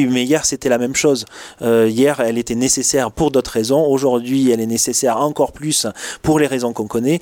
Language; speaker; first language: French; native; French